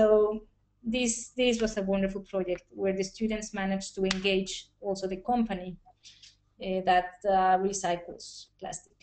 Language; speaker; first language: English; non-native, local second language; Spanish